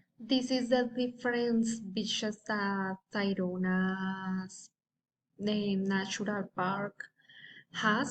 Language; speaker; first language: English; non-native, learner; Spanish